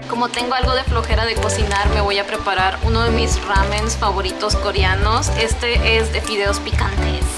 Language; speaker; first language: Spanish; native; Spanish